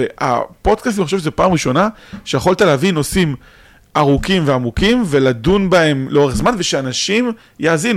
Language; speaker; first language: Hebrew; native; Hebrew